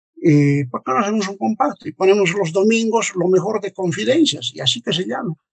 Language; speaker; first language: Spanish; native; Spanish